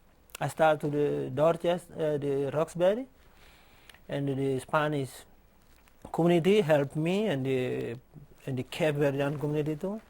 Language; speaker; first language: English; non-native, learner; Portuguese